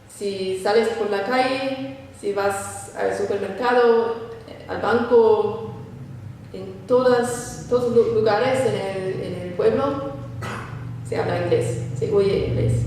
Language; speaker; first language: Spanish; non-native, fluent; English